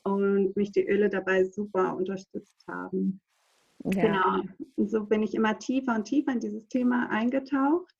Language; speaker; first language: German; non-native, fluent; Greek